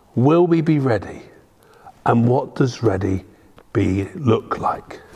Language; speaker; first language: English; native; English